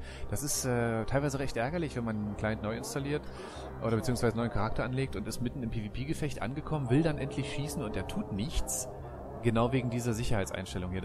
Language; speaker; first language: German; native; German